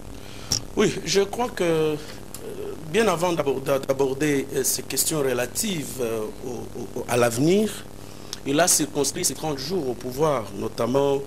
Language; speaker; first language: French; non-native, local second language; Lingala